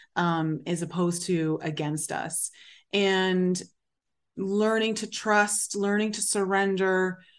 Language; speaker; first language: English; native; English